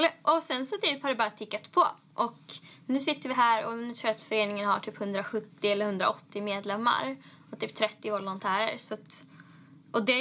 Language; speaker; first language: Swedish; native; Swedish